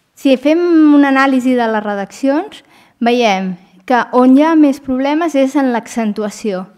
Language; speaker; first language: Catalan; native; Catalan